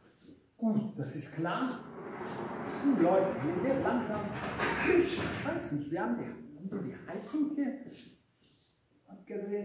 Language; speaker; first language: German; non-native, fluent; Hungarian